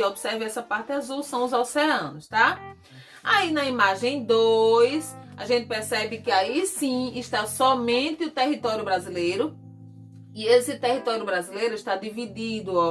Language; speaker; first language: Portuguese; native; Portuguese